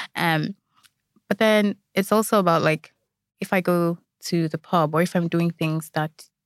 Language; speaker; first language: English; non-native, local second language; Igbo